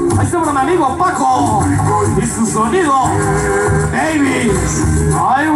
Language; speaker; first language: Spanish; native; Spanish